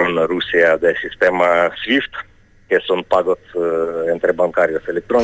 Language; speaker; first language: Spanish; non-native, fluent; Ukrainian